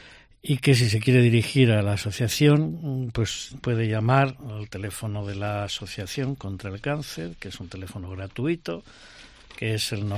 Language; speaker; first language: Spanish; native; Spanish